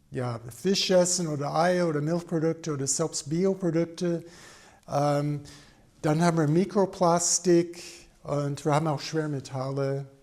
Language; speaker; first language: German; non-native, fluent; English